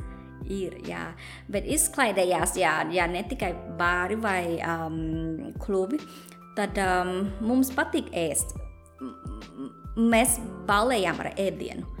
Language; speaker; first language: Latvian; non-native, fluent; Thai